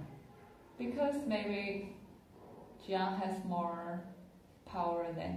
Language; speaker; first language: English; non-native, learner; Chinese